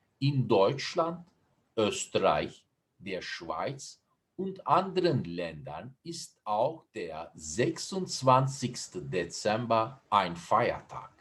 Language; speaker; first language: German; non-native, fluent; Turkish